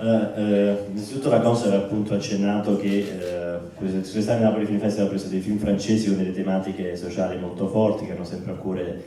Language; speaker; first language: Italian; native; Italian